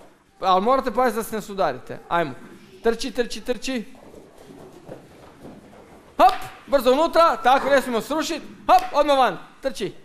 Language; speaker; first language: Croatian; native; Croatian